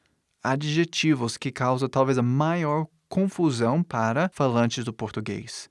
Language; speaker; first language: Portuguese; non-native, fluent; English